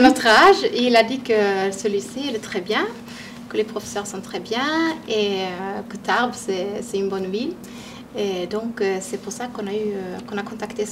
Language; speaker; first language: French; non-native, fluent; Swedish